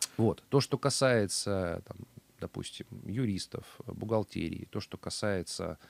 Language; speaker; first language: Russian; native; Russian